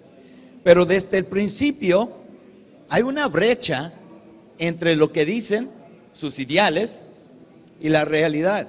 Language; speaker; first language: Spanish; early bilingual, heritage; English